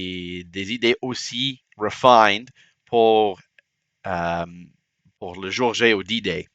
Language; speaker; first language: French; non-native, local second language; English